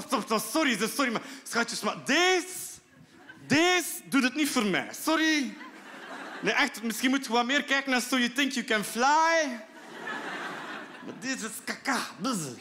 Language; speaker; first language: Dutch; native; Dutch